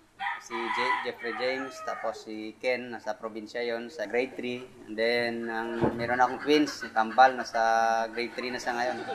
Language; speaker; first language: Filipino; non-native, local second language; Hiligaynon